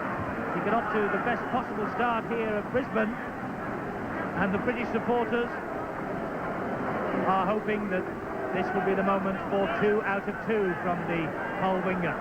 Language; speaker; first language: English; native; English